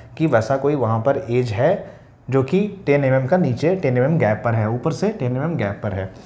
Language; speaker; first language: Hindi; native; Hindi